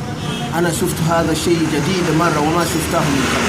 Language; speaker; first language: Arabic; non-native, learner; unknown